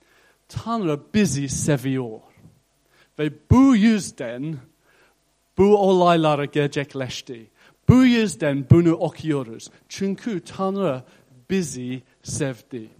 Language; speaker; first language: Turkish; non-native, fluent; English